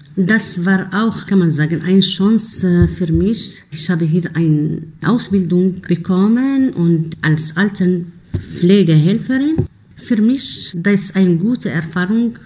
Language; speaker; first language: German; non-native, learner; Arabic